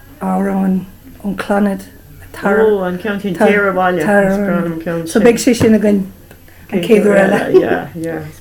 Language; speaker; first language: Irish; non-native, local second language; English